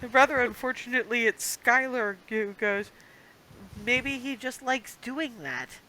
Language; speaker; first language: English; native; English